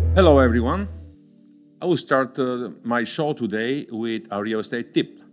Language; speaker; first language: English; non-native, fluent; Bulgarian